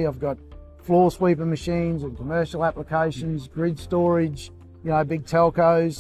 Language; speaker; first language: English; native; English